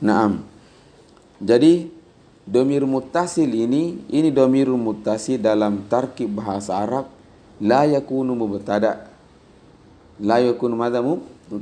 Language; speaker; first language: Arabic; non-native, fluent; Indonesian